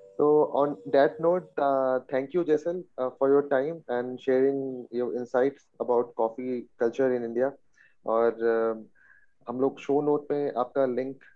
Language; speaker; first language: Hindi; native; Hindi